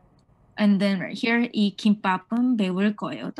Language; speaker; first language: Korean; non-native, fluent; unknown